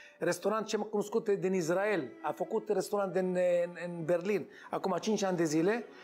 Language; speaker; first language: Romanian; non-native, learner; Hebrew